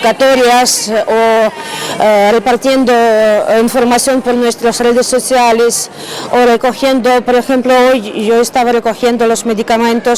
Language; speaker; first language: Spanish; non-native, fluent; Ukrainian